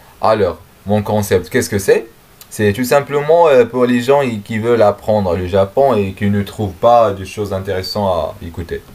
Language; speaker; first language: French; non-native, learner; Arabic